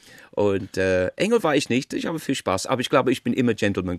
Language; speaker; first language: German; non-native, fluent; English